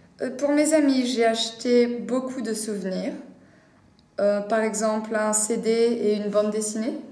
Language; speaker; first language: French; non-native, learner; English